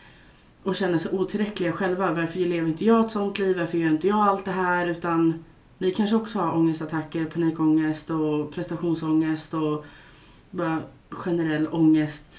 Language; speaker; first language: Swedish; native; Swedish